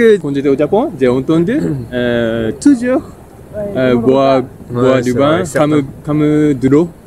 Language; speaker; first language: French; non-native, learner; Japanese